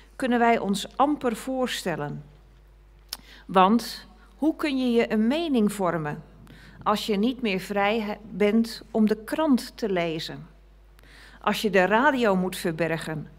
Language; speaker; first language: Dutch; native; Dutch